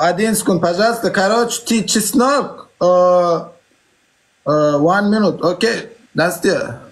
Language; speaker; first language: Russian; non-native, learner; Turkmen